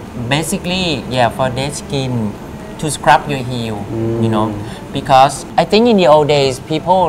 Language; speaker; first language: English; non-native, learner; Thai